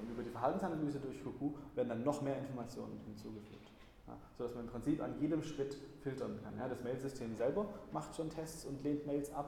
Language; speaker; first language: German; native; German